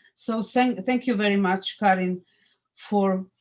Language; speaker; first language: English; non-native, fluent; Slovenian